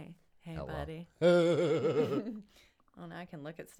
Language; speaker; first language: English; native; English